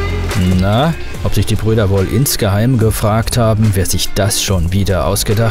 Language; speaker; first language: German; native; German